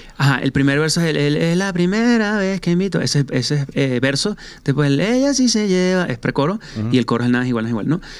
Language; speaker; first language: Spanish; native; Spanish